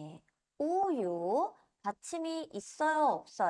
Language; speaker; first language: Korean; non-native, fluent; Spanish